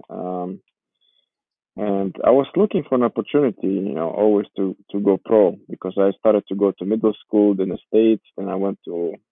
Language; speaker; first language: English; non-native, fluent; Georgian